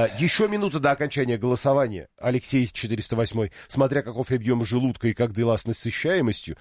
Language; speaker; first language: Russian; native; Russian